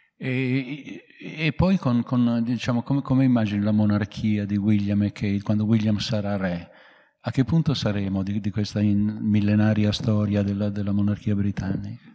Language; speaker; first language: Italian; native; Italian